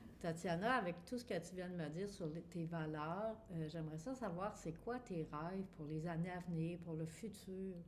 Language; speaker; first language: French; native; French